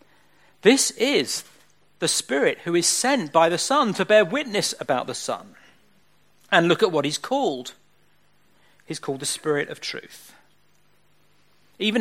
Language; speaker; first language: English; native; English